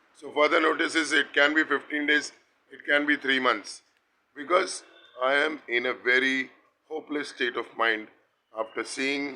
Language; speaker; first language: Kannada; non-native, local second language; Tulu